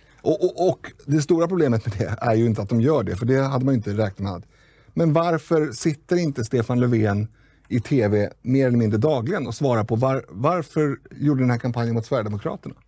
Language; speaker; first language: Swedish; native; Swedish